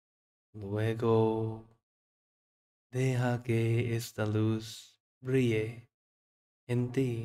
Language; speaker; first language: Spanish; non-native, fluent; English